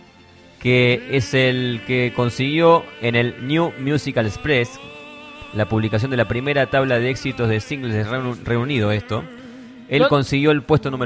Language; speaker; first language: Spanish; native; Spanish